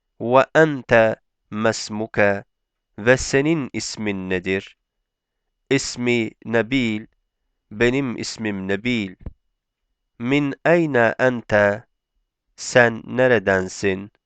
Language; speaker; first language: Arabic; non-native, fluent; Turkish